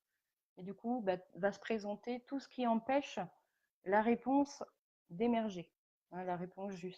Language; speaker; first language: French; native; French